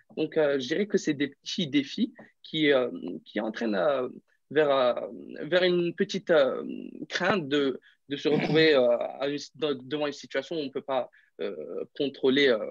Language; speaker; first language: French; non-native, local second language; Arabic